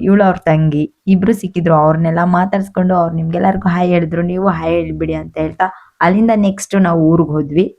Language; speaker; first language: Kannada; non-native, local second language; Lambadi